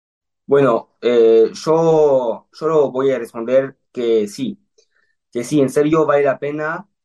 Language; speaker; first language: Spanish; early bilingual, heritage; Spanish